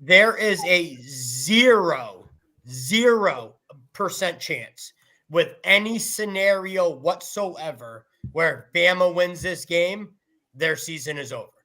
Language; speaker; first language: English; native; English